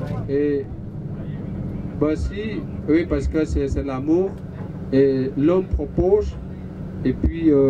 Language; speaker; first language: French; non-native, learner; Balinese